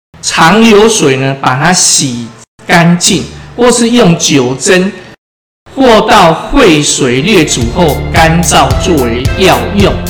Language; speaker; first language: Chinese; native; Chinese